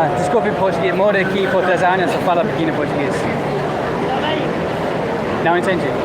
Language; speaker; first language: Portuguese; non-native, learner; English